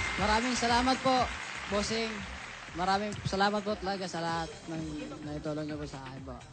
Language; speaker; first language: Filipino; non-native, local second language; Waray